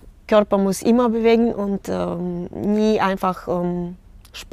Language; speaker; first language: German; non-native, fluent; Russian